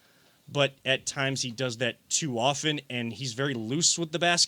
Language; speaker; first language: English; native; English